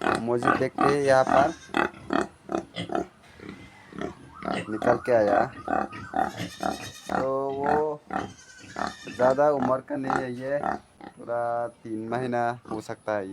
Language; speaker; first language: Hindi; non-native, local second language; Kok Borok